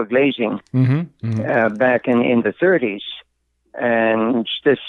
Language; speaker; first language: English; native; English